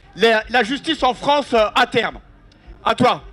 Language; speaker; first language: French; native; French